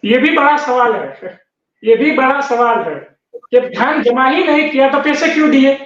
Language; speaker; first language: Hindi; non-native, local second language; Gujarati